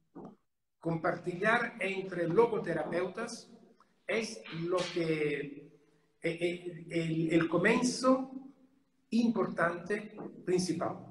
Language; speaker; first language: Spanish; non-native, fluent; Italian